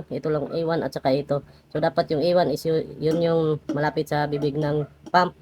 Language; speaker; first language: Filipino; non-native, local second language; Cebuano